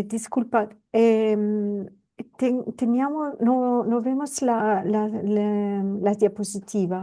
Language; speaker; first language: Spanish; non-native, fluent; Italian